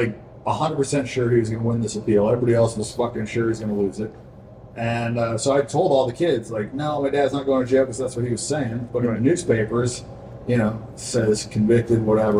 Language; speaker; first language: English; native; English